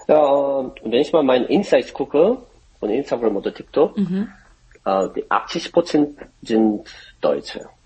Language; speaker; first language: German; non-native, fluent; Korean